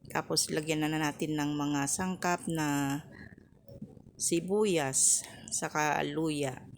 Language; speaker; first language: Filipino; non-native, local second language; Iloko